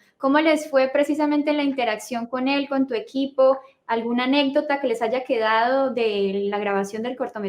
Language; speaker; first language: Spanish; native; Spanish